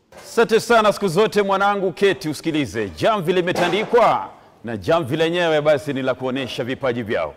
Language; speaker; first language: Swahili; non-native, local second language; Gusii